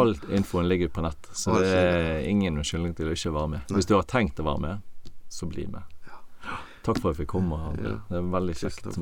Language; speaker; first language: Norwegian; native; Norwegian